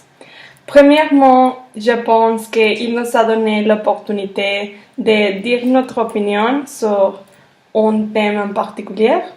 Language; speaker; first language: French; non-native, learner; Spanish